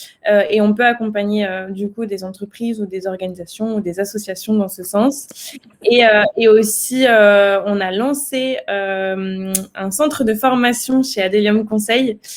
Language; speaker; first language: French; native; French